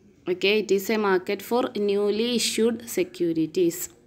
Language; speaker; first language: English; non-native, local second language; Malayalam